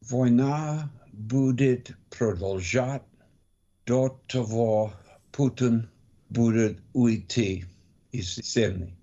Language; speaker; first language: Russian; non-native, learner; English